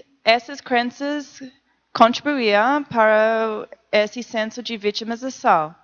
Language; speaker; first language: Portuguese; non-native, learner; English